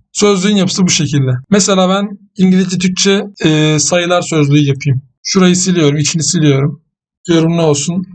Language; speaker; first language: Turkish; native; Turkish